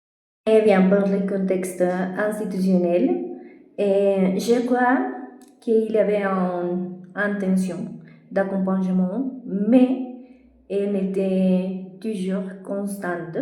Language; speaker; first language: French; non-native, fluent; Spanish